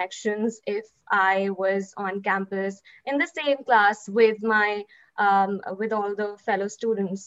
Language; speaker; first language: English; non-native, local second language; Hindi